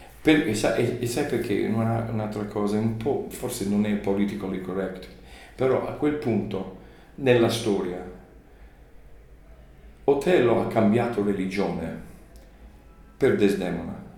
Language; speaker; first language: Italian; non-native, learner; English